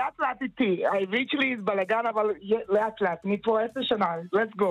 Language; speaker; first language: Hebrew; non-native, learner; English